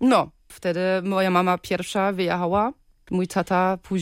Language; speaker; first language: Polish; early bilingual, heritage; Polish